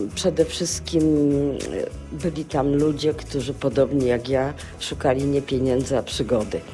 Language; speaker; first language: Polish; native; Polish